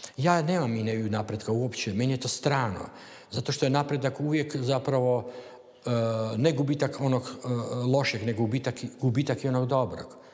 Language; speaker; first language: Croatian; native; Croatian